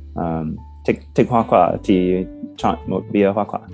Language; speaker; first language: Vietnamese; non-native, fluent; English